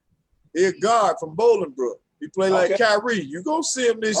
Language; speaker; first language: English; native; English